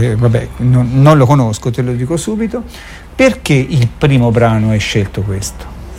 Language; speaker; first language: Italian; native; Italian